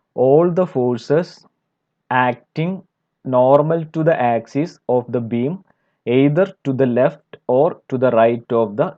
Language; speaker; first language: English; non-native, local second language; Malayalam